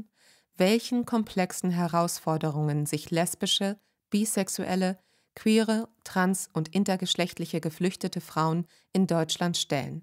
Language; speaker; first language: German; native; German